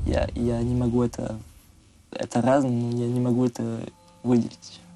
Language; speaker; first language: Russian; early bilingual, heritage; Russian